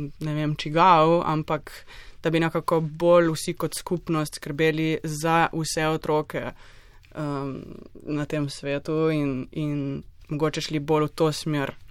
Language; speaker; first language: Slovenian; native; Slovenian